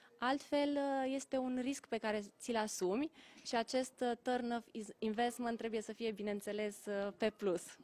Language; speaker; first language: Romanian; native; Romanian